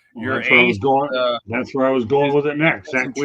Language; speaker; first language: English; native; English